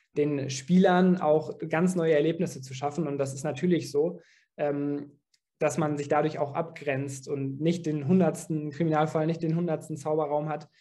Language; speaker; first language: German; native; German